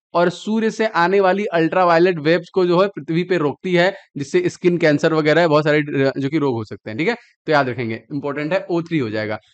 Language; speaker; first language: Hindi; native; Hindi